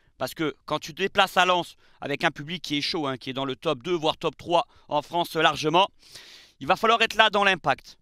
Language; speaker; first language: French; native; French